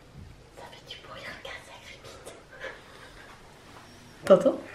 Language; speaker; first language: French; native; French